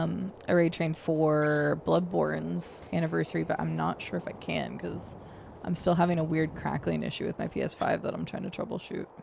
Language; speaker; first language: English; native; English